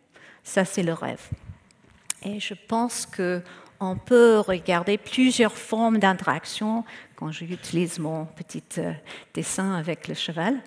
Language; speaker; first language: French; non-native, fluent; English